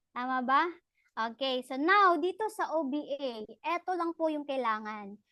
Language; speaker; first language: Filipino; non-native, local second language; Cebuano